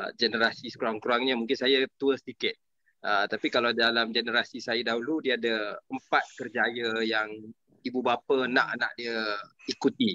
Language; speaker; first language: Malay; native; Malay